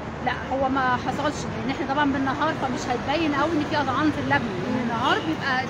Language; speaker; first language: Arabic; native; Arabic